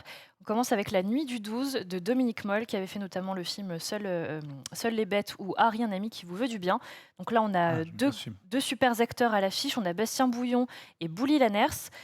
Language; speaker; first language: French; native; French